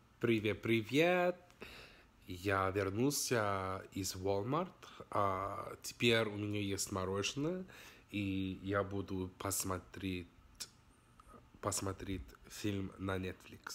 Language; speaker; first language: Russian; non-native, learner; English